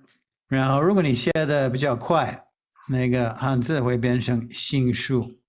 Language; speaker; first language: Chinese; non-native, fluent; English